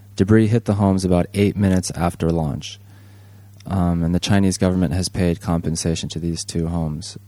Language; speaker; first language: English; native; English